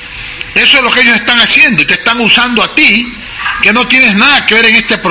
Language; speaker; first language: Spanish; native; Spanish